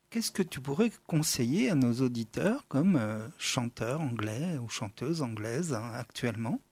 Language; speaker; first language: French; native; French